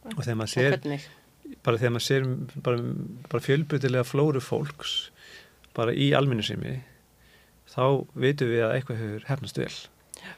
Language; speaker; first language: Icelandic; native; Icelandic